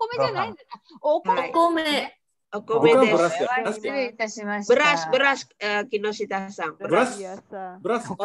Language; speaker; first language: Japanese; non-native, learner; Indonesian